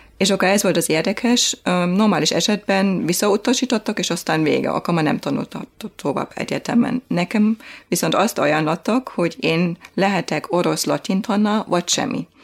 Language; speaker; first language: Hungarian; non-native, fluent; German